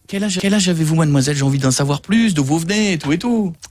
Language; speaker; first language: French; native; French